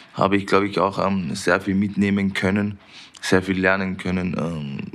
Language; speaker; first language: German; native; German